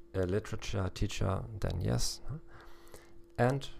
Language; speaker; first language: English; non-native, fluent; German